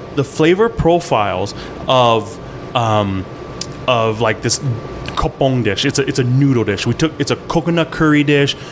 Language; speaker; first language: English; early bilingual, other home language; Hmong